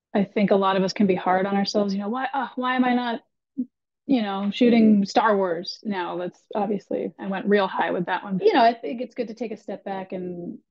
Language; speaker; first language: English; native; English